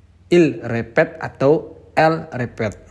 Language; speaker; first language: French; non-native, fluent; Indonesian